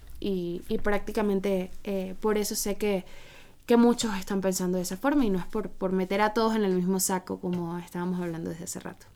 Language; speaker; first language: Spanish; native; Spanish